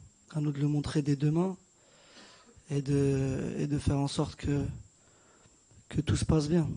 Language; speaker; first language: French; native; French